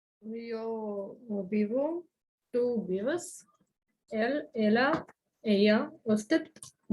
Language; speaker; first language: Spanish; non-native, learner; Bulgarian